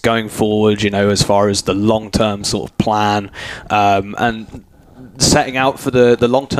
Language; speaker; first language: English; native; English